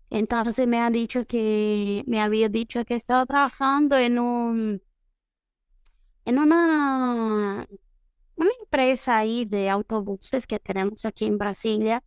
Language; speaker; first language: Spanish; non-native, fluent; Portuguese